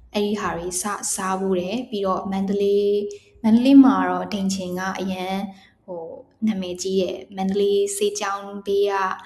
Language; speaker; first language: Burmese; native; Burmese